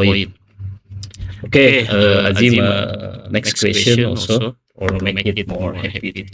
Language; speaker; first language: English; non-native, learner; Indonesian